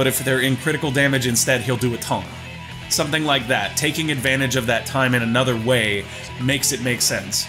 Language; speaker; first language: English; native; English